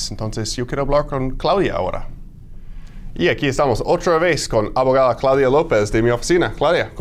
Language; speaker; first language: Spanish; non-native, fluent; English